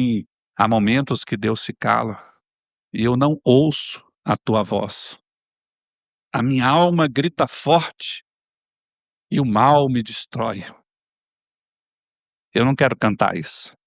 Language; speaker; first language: Portuguese; native; Portuguese